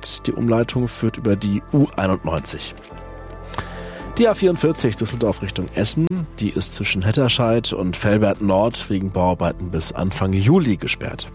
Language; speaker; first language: German; native; German